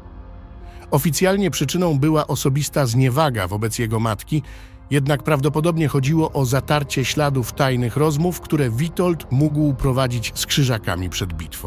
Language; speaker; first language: Polish; native; Polish